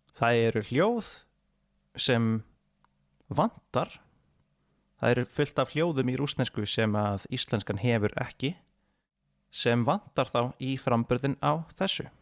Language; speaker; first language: Icelandic; native; Icelandic